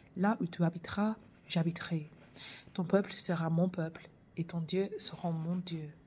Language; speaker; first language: French; non-native, learner; English